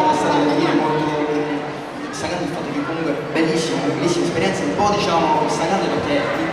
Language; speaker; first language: Italian; native; Italian